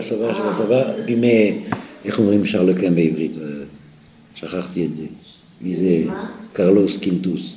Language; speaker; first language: Hebrew; non-native, fluent; French